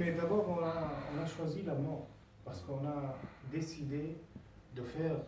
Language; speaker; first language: French; non-native, fluent; Arabic